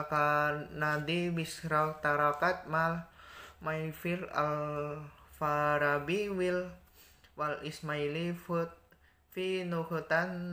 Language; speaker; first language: Arabic; non-native, learner; Indonesian